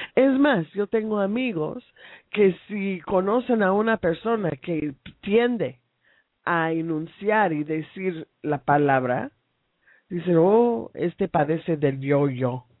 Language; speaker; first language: Spanish; non-native, fluent; English